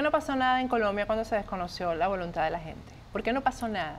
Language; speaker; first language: Spanish; native; Spanish